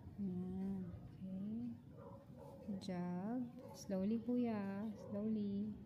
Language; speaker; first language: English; non-native, local second language; Filipino